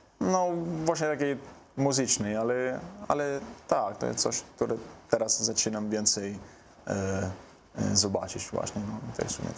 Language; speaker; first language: Polish; non-native, learner; Italian